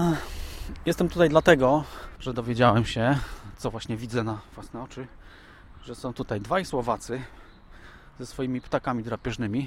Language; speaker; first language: Polish; native; Polish